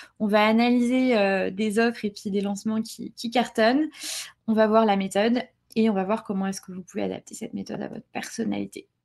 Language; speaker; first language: French; native; French